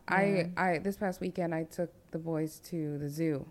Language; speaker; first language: English; early bilingual, other home language; Spanish